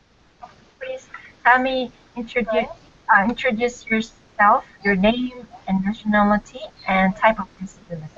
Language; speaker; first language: English; non-native, learner; Korean